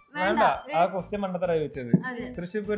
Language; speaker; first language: Malayalam; native; Malayalam